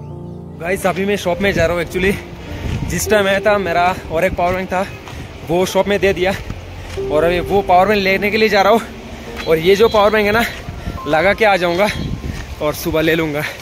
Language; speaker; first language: Hindi; non-native, local second language; Bangla